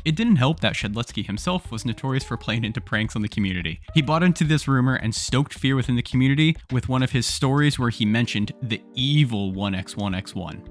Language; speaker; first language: English; native; English